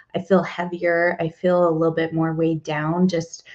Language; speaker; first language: English; native; English